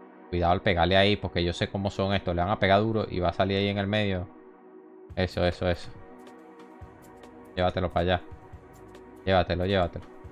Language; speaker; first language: Spanish; native; Spanish